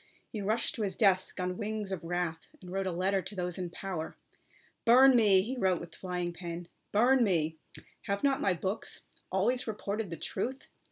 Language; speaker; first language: English; native; English